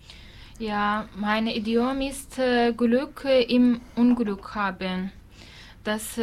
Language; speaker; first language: German; non-native, learner; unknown